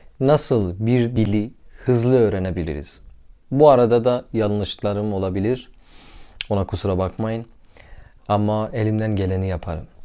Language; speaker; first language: Turkish; non-native, learner; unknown